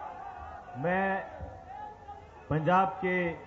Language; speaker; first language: Hindi; non-native, local second language; Punjabi